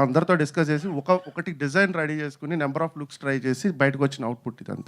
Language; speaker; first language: Telugu; native; Telugu